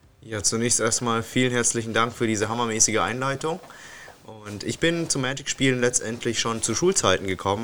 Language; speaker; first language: German; native; German